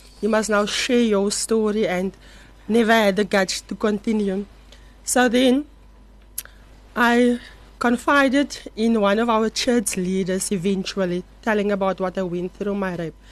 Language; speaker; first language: English; non-native, local second language; Afrikaans